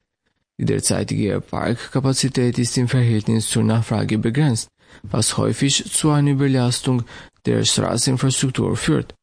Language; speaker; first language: German; non-native, fluent; Albanian